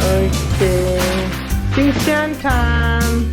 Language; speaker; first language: English; non-native, learner; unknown